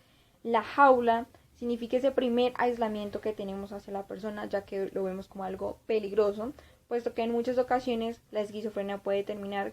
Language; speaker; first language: Spanish; native; Spanish